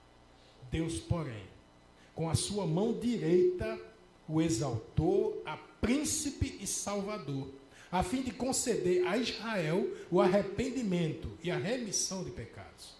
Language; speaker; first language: Portuguese; native; Portuguese